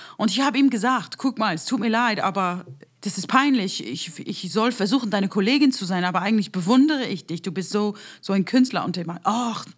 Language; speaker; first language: German; non-native, fluent; English